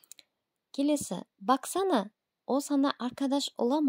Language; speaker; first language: Turkish; non-native, fluent; Kazakh